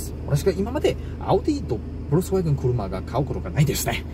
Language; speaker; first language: Japanese; non-native, learner; Chinese